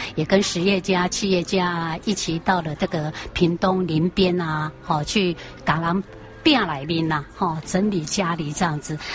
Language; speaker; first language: Chinese; native; Chinese